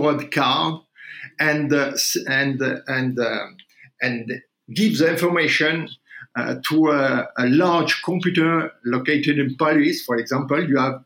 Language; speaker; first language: English; non-native, learner; French